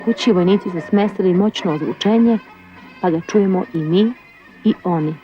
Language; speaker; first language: Bosnian; native; Bosnian